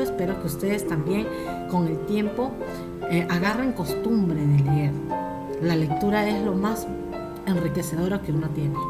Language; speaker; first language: Spanish; native; Spanish